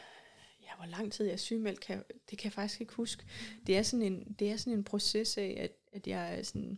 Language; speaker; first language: Danish; native; Danish